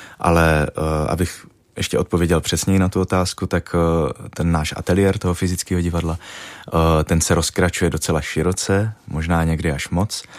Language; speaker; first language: Czech; native; Czech